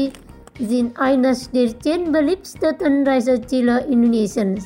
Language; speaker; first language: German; non-native, fluent; Indonesian